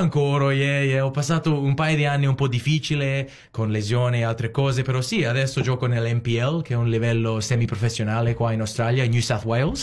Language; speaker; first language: Italian; early bilingual, heritage; Italian